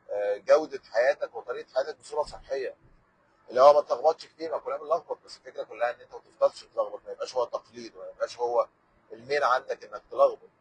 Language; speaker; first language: Arabic; native; Arabic